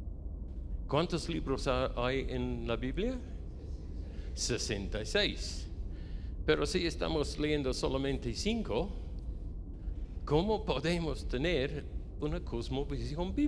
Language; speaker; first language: Spanish; non-native, fluent; English